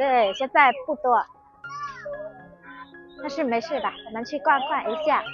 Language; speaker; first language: Chinese; non-native, fluent; Vietnamese